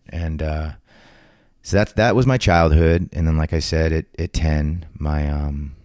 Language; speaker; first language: English; native; English